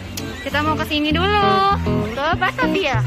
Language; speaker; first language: Indonesian; native; Indonesian